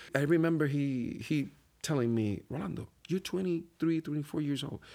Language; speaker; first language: English; non-native, fluent; Spanish